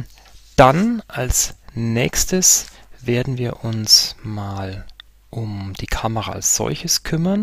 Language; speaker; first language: German; native; German